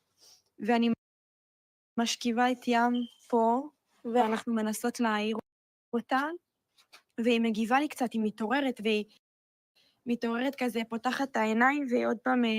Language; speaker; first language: Hebrew; native; Hebrew